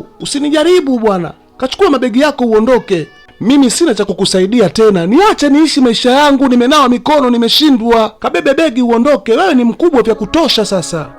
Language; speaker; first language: Swahili; native; Swahili